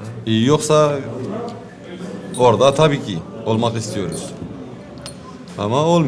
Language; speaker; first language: Turkish; non-native, local second language; Kurdish